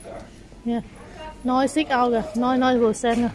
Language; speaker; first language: German; non-native, learner; Vietnamese